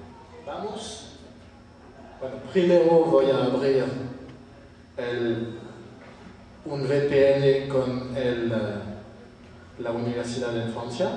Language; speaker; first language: Spanish; non-native, fluent; French